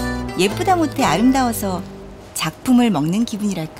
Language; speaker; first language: Korean; native; Korean